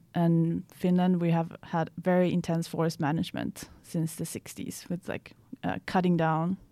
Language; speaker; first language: English; non-native, fluent; Swedish